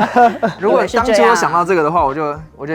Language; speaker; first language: Chinese; native; Chinese